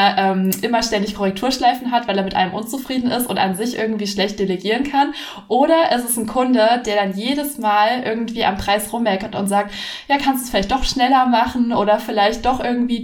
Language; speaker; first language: German; native; German